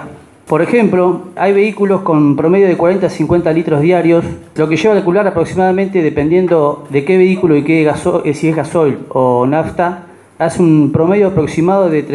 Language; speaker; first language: Spanish; native; Spanish